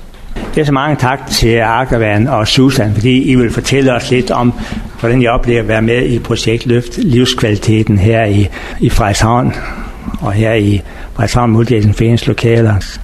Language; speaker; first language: Danish; native; Danish